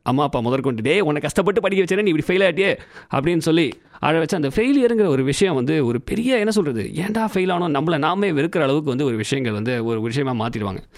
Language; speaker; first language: Tamil; native; Tamil